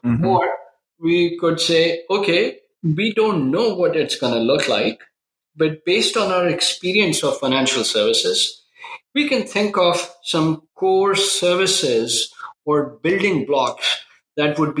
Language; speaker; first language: English; non-native, local second language; Urdu